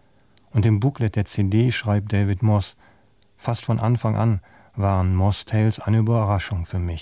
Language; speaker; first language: German; native; German